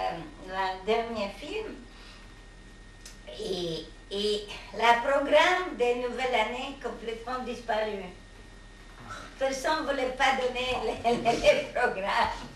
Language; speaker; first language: French; non-native, fluent; Hungarian